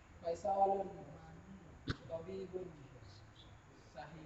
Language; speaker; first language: Arabic; non-native, learner; Indonesian